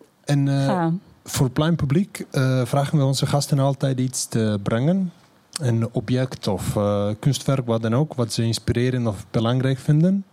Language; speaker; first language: Dutch; non-native, fluent; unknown